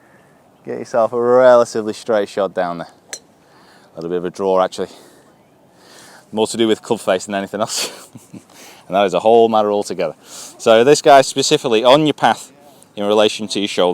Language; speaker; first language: English; native; English